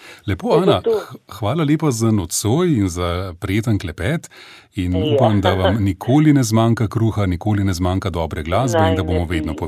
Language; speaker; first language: Slovenian; native; Slovenian